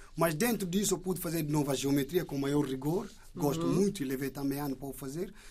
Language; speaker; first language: Portuguese; non-native, fluent; Indonesian